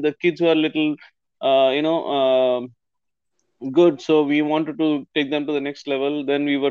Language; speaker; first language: English; non-native, local second language; Tamil